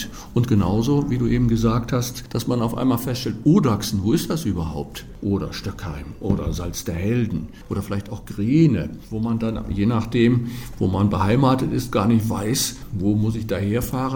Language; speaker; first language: German; native; German